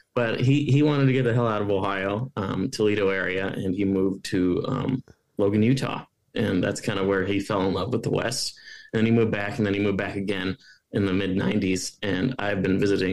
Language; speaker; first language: English; native; English